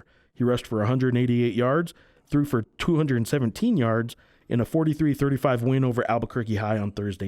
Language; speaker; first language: English; native; English